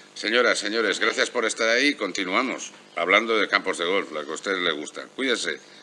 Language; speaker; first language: Spanish; native; Spanish